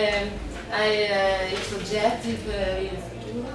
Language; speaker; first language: Italian; non-native, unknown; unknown